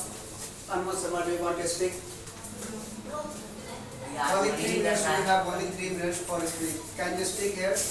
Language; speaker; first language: English; non-native, local second language; Hindi